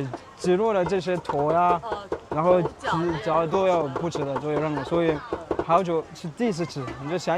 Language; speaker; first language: Chinese; non-native, learner; Amharic